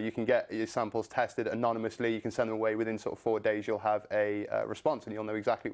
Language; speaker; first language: English; native; English